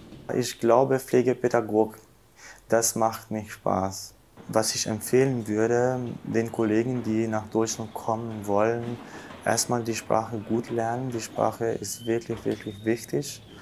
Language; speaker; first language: German; non-native, fluent; Albanian